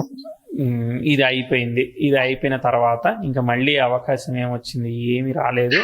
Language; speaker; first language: Telugu; native; Telugu